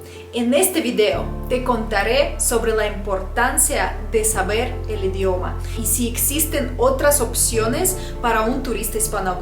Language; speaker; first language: Spanish; non-native, fluent; Russian